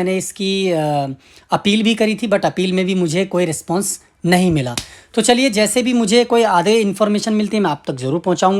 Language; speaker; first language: Hindi; native; Hindi